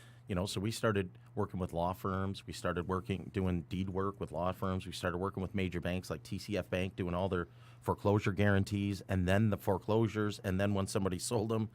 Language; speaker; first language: English; native; English